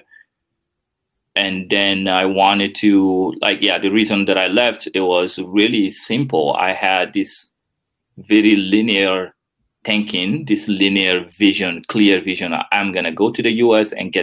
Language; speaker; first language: English; non-native, fluent; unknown